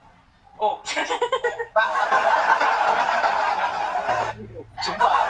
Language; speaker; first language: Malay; non-native, local second language; Javanese